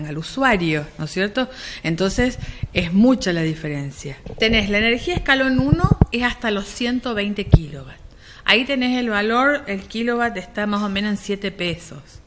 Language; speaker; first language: Spanish; native; Spanish